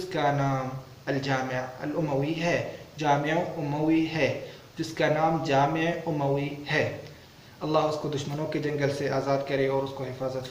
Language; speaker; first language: Hindi; non-native, learner; Arabic